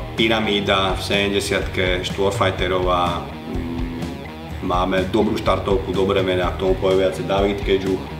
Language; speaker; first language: Slovak; native; Slovak